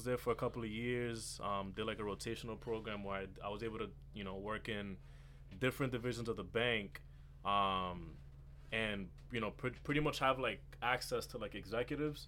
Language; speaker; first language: English; native; English